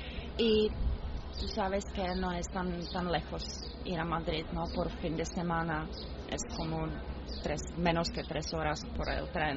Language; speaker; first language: Spanish; non-native, learner; Czech